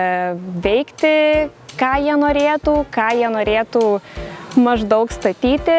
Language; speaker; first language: Lithuanian; native; Lithuanian